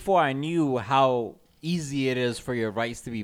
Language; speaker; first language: English; native; English